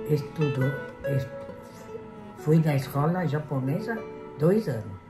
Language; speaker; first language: Portuguese; non-native, local second language; Japanese